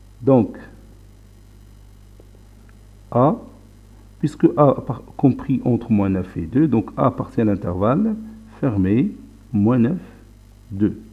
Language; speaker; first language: French; non-native, local second language; Arabic